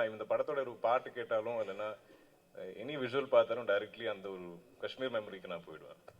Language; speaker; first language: Tamil; non-native, local second language; Malayalam